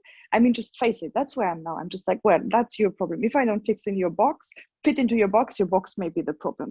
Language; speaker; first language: English; non-native, fluent; German